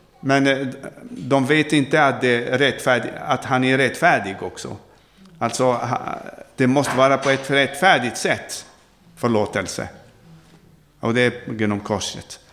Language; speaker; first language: Swedish; non-native, fluent; Arabic